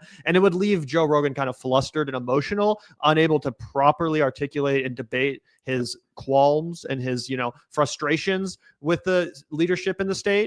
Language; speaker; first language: English; native; English